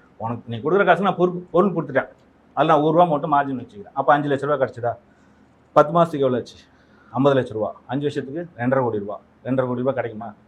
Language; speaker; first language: Tamil; non-native, local second language; Telugu